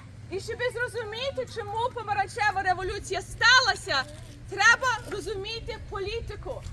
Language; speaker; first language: Ukrainian; early bilingual, heritage; Ukrainian